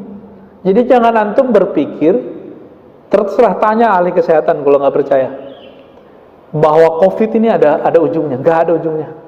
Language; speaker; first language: Indonesian; native; Indonesian